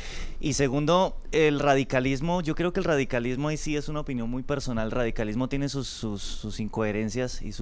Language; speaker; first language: Spanish; native; Spanish